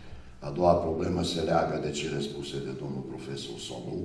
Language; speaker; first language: Romanian; non-native, local second language; Hungarian